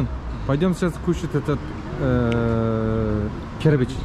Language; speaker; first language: Russian; non-native, learner; Turkish